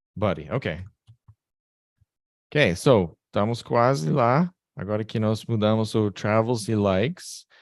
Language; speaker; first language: Portuguese; non-native, fluent; English